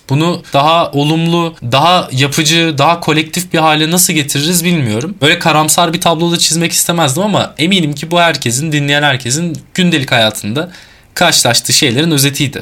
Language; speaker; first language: Turkish; native; Turkish